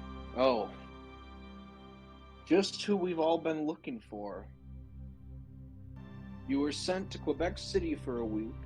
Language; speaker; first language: English; native; English